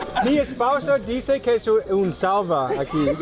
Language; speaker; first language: Spanish; non-native, learner; English